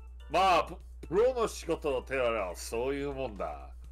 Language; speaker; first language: Japanese; non-native, fluent; English